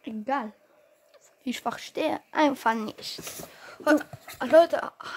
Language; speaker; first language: German; non-native, learner; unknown